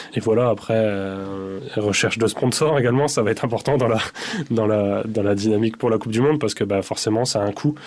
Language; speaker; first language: French; native; French